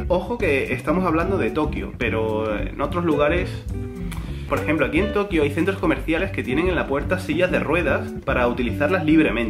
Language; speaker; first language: Spanish; native; Spanish